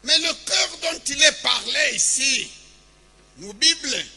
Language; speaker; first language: French; non-native, local second language; Swahili